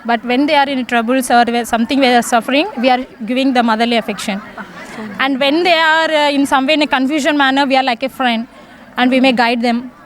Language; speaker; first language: English; non-native, local second language; Telugu